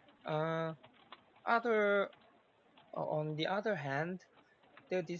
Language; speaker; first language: English; non-native, learner; Korean